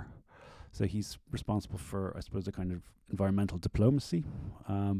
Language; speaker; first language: English; native; English